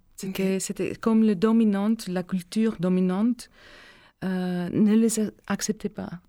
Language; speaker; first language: French; non-native, learner; Greek